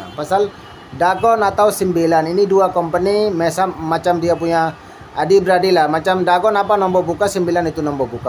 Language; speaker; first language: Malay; non-native, learner; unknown